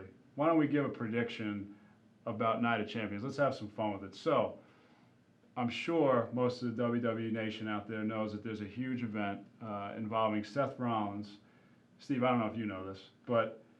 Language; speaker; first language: English; native; English